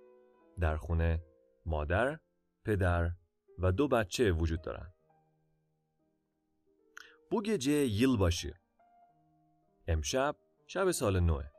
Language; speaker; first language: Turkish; non-native, fluent; Persian